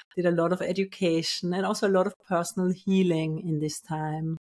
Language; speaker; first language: English; non-native, fluent; German